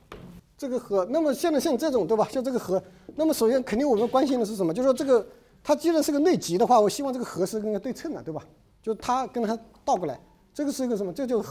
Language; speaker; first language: Chinese; native; Chinese